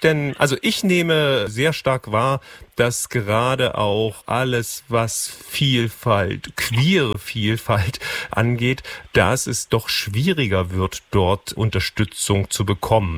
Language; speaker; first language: German; native; German